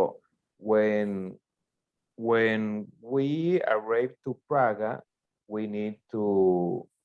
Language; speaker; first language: English; non-native, learner; Spanish